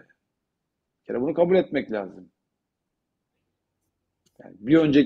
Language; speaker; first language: Turkish; native; Turkish